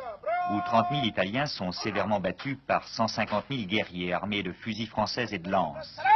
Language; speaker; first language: French; native; French